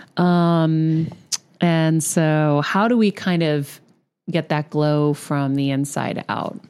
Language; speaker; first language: English; early bilingual, other home language; Greek